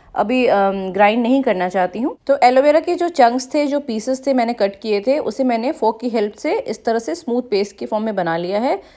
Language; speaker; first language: Hindi; native; Hindi